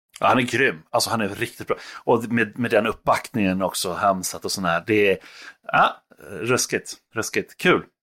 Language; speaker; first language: Swedish; native; Swedish